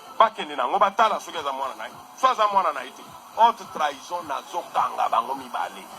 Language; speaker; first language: Lingala; non-native, local second language; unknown